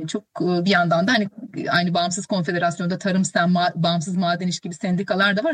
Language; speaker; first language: Turkish; native; Turkish